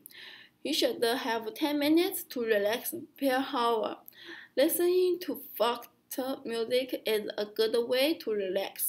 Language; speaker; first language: English; non-native, learner; Chinese